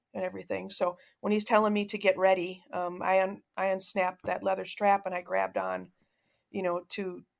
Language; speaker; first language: English; native; English